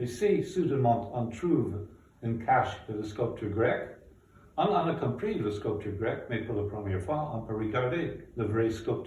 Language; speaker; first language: French; non-native, fluent; English